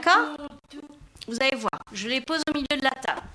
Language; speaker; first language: French; native; French